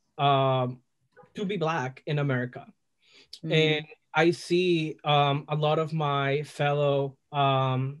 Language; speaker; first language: English; non-native, fluent; Spanish